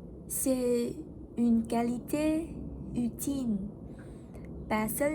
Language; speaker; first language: French; non-native, learner; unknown